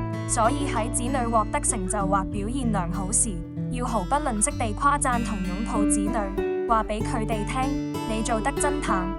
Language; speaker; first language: Cantonese; native; Cantonese